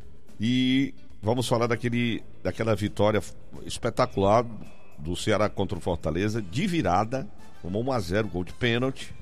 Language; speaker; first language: Portuguese; native; Portuguese